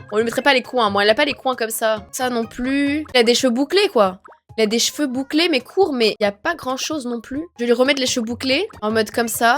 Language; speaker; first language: French; native; French